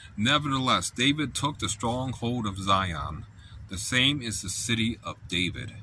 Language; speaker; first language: English; native; English